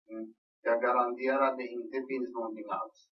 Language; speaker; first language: Swedish; non-native, local second language; Persian